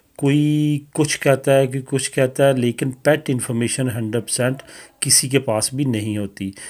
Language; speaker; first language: Hindi; non-native, local second language; Punjabi